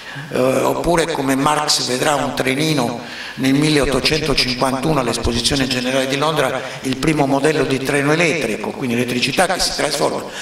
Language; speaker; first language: Italian; native; Italian